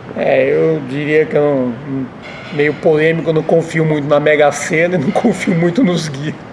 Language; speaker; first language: Portuguese; native; Portuguese